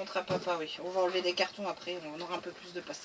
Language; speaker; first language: French; native; French